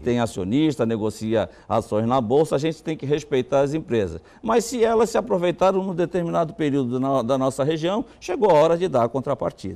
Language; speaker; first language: Portuguese; native; Portuguese